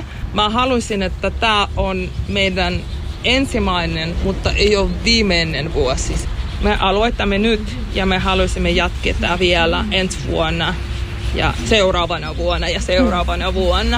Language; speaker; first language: Finnish; non-native, learner; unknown